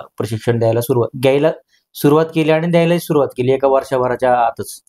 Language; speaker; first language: Marathi; native; Marathi